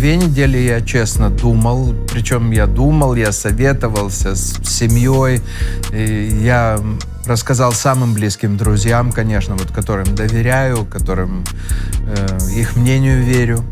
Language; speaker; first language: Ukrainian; non-native, local second language; Russian